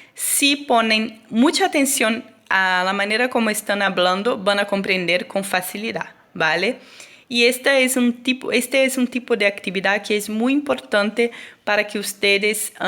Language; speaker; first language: Spanish; non-native, fluent; Portuguese